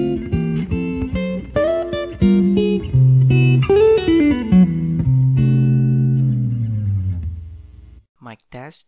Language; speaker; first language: English; non-native, local second language; Cebuano